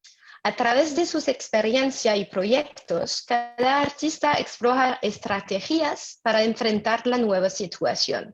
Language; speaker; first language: Spanish; non-native, fluent; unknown